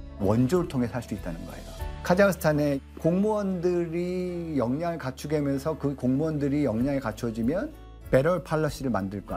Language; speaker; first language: Korean; native; Korean